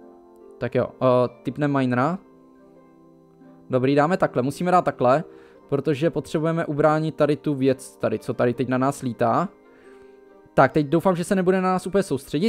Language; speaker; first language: Czech; native; Czech